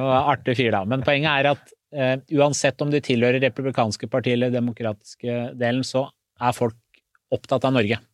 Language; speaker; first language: Norwegian; early bilingual, other home language; Persian